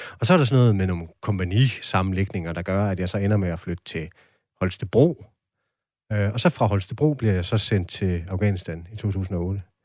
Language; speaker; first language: Danish; native; Danish